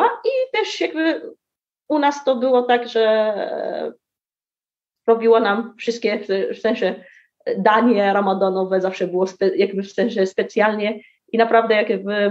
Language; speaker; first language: Polish; early bilingual, heritage; Arabic